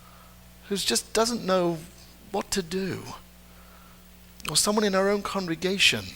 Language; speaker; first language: English; native; English